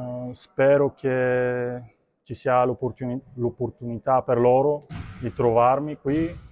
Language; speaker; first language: Italian; non-native, fluent; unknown